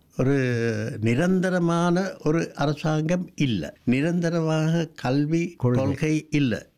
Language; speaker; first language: Tamil; non-native, local second language; Sinhala